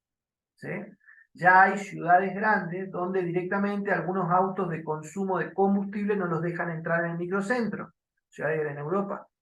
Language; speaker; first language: Spanish; native; Spanish